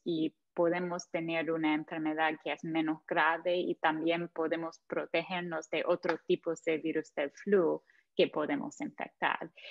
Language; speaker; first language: Spanish; non-native, fluent; English